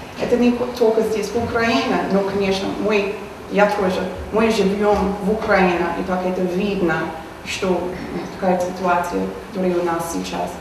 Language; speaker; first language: Russian; non-native, learner; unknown